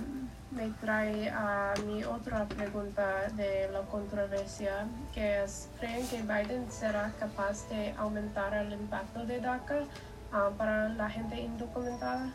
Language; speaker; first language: Spanish; non-native, learner; English